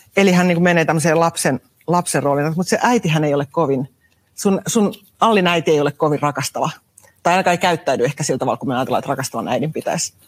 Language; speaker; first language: Finnish; native; Finnish